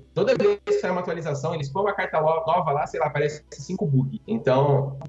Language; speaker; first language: Portuguese; native; Portuguese